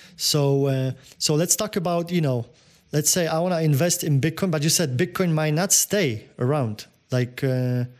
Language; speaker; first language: English; non-native, fluent; Polish